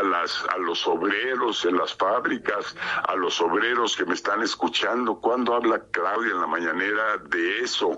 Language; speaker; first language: Spanish; native; Spanish